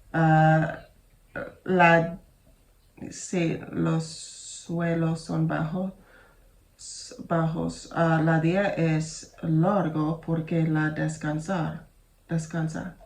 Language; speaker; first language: Spanish; non-native, learner; English